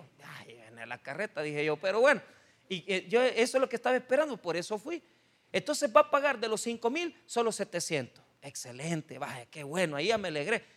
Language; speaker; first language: Spanish; native; Spanish